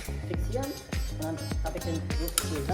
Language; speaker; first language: German; native; German